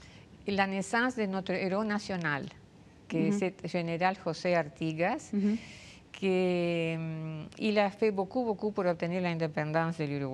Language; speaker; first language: French; non-native, fluent; Spanish